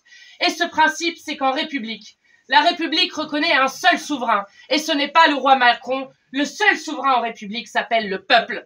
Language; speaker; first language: French; native; French